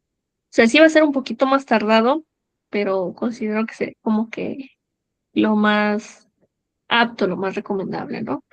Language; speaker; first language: Spanish; native; Spanish